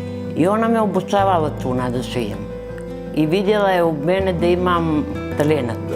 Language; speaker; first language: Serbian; early bilingual, other home language; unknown